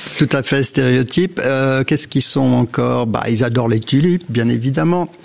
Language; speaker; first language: French; early bilingual, other home language; Dutch